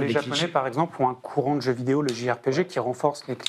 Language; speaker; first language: French; native; French